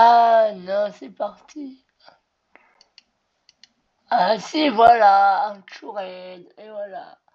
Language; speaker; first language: French; native; French